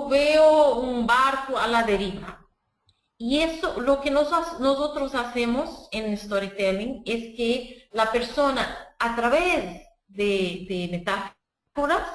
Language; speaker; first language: Spanish; non-native, fluent; Portuguese